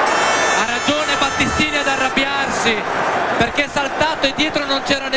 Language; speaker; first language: Italian; native; Italian